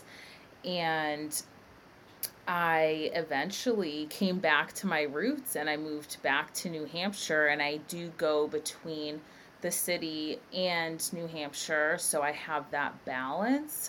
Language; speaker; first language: English; native; English